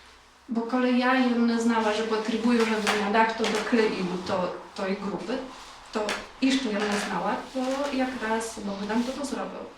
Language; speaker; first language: Polish; non-native, local second language; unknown